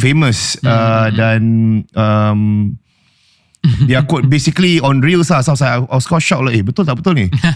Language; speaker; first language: English; non-native, local second language; Malay